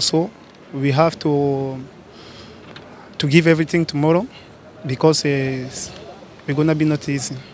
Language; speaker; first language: English; non-native, learner; French